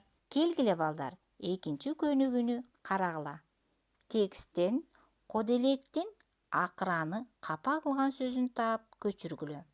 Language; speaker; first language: Kyrgyz; native; Kyrgyz